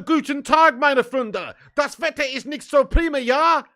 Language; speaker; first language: German; non-native, learner; English